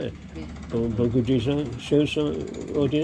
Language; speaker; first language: French; non-native, learner; English